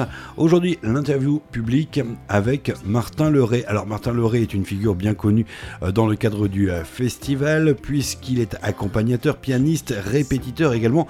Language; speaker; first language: French; native; French